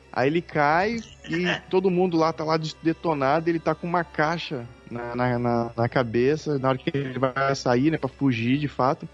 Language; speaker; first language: Portuguese; native; Portuguese